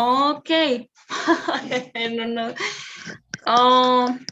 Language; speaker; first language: English; non-native, learner; Spanish